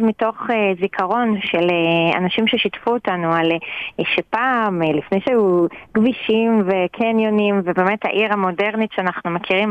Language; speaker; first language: Hebrew; native; Hebrew